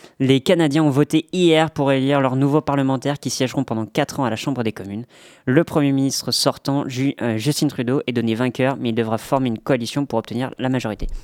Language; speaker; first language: French; native; French